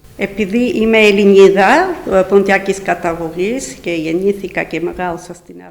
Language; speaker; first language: Greek; early bilingual, heritage; Greek